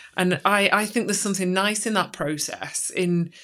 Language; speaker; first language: English; native; English